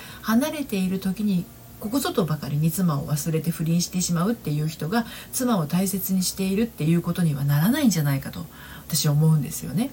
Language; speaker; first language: Japanese; native; Japanese